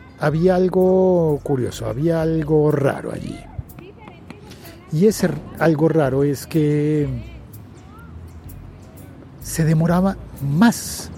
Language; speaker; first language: Spanish; native; Spanish